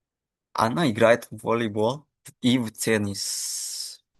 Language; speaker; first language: Russian; non-native, fluent; Indonesian